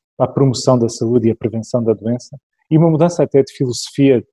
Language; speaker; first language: Portuguese; early bilingual, other home language; English